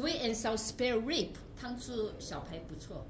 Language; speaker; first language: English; non-native, learner; Chinese